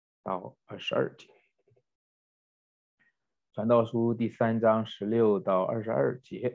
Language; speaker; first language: Chinese; native; Chinese